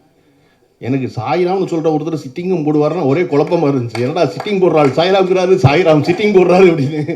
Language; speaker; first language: Tamil; native; Tamil